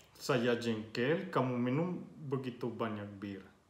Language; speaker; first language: Indonesian; non-native, learner; Finnish